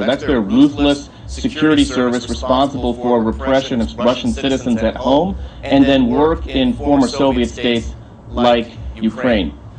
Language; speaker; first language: English; native; English